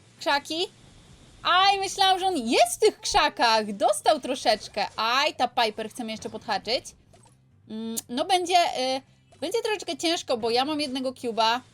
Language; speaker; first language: Polish; native; Polish